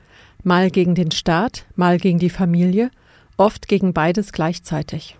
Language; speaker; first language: German; native; German